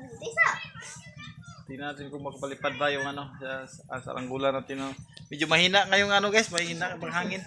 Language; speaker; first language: Filipino; non-native, local second language; Cebuano